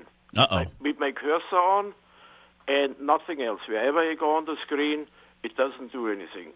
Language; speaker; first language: English; non-native, fluent; German